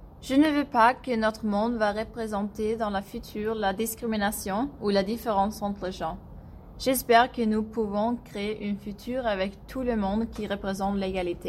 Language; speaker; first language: French; non-native, learner; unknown